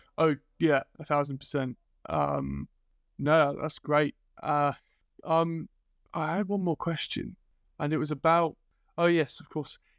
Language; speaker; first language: English; native; English